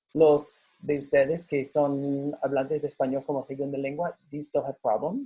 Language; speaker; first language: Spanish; non-native, fluent; English